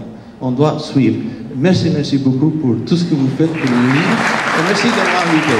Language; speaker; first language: French; non-native, fluent; Spanish